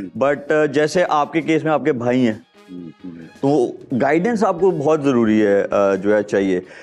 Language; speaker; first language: Urdu; non-native, local second language; Punjabi